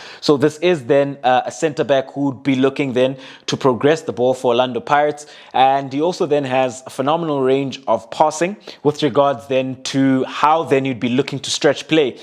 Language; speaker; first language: English; non-native, local second language; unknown